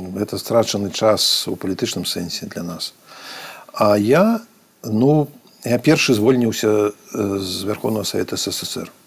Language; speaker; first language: Belarusian; native; Belarusian